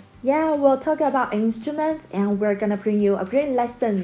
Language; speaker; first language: English; non-native, fluent; Chinese